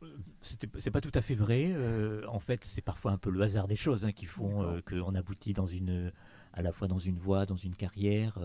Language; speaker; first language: French; native; French